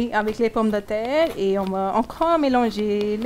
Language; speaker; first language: French; non-native, learner; Hindi